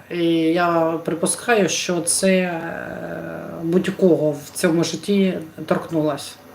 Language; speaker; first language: Ukrainian; non-native, local second language; Russian